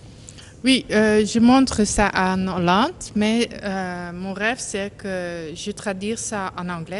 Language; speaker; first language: French; non-native, learner; Dutch